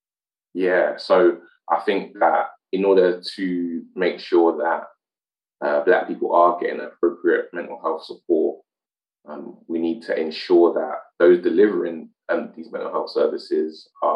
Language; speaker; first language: English; native; English